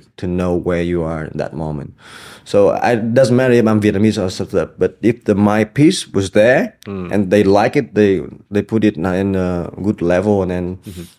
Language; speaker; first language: English; non-native, fluent; Vietnamese